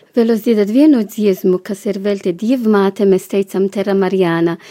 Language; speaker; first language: Latvian; non-native, fluent; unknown